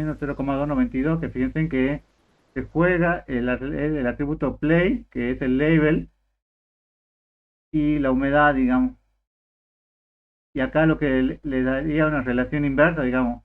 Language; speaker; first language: Spanish; native; Spanish